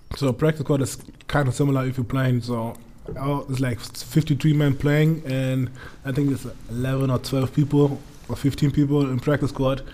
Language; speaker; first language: English; non-native, learner; German